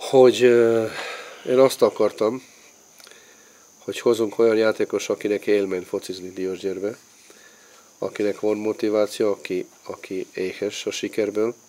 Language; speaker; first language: Hungarian; non-native, fluent; Serbian